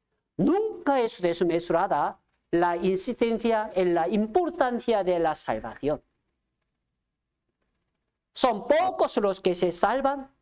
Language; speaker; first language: Spanish; non-native, fluent; Korean